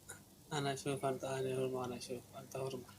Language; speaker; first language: Arabic; non-native, learner; Oromo